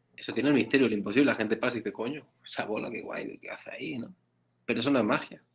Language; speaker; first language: Spanish; native; Spanish